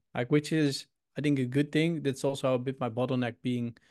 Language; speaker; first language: English; non-native, fluent; Dutch